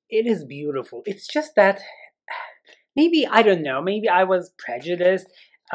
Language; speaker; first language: English; non-native, fluent; Turkish